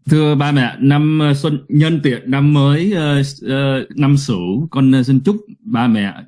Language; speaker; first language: Vietnamese; early bilingual, heritage; Vietnamese